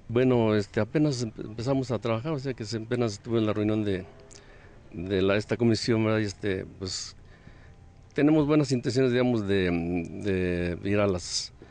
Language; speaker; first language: Spanish; native; Spanish